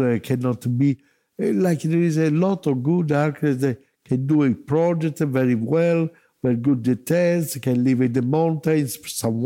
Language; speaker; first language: English; non-native, learner; Italian